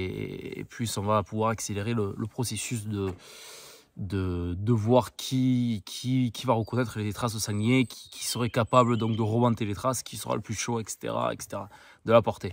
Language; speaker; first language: French; native; French